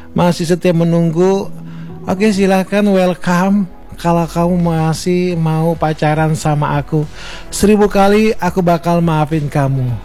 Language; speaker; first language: Indonesian; native; Indonesian